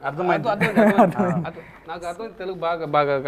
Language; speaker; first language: Telugu; non-native, learner; Tamil